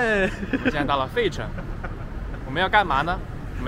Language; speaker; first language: Chinese; native; Chinese